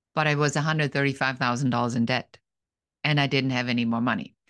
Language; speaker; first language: English; non-native, fluent; German